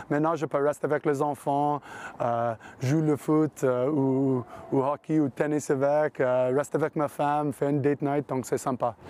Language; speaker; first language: French; non-native, learner; English